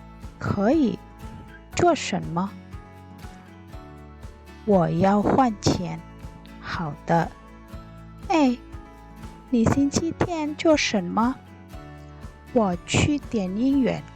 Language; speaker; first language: Chinese; non-native, fluent; Indonesian